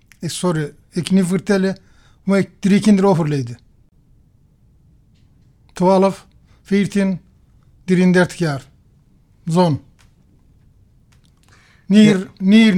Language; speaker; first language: Dutch; non-native, learner; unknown